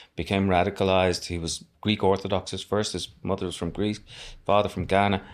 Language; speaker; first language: English; native; English